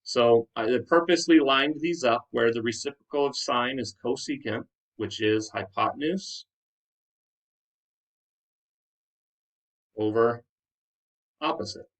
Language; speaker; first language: English; native; English